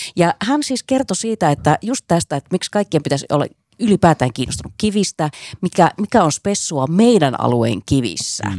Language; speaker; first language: Finnish; native; Finnish